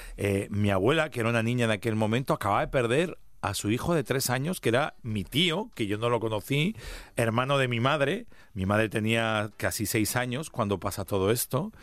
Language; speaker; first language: Spanish; early bilingual, heritage; Spanish